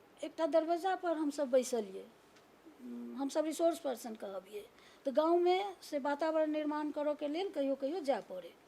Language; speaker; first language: Maithili; native; Maithili